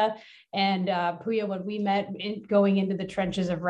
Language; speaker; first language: English; native; English